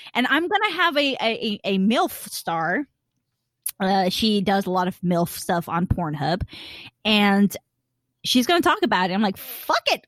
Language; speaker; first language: English; early bilingual, other home language; Khmer